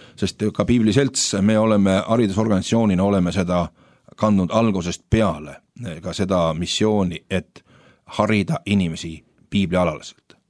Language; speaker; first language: Estonian; native; Estonian